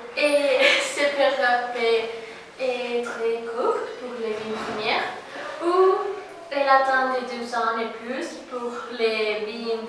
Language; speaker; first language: French; non-native, learner; Spanish